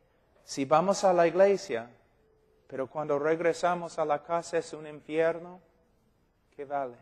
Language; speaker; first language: Spanish; non-native, fluent; English